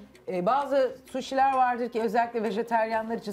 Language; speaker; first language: Turkish; native; Turkish